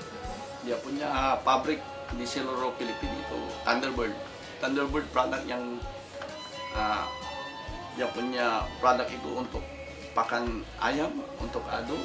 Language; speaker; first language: Indonesian; non-native, fluent; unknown